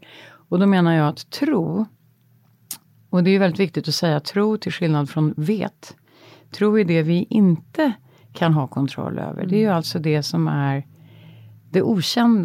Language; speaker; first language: Swedish; native; Swedish